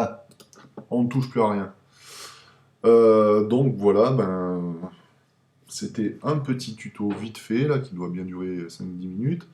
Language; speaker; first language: French; native; French